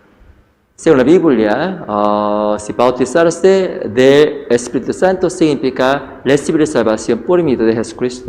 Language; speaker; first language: Spanish; non-native, fluent; Korean